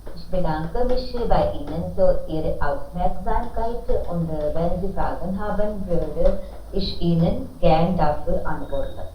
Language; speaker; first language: German; non-native, learner; Hindi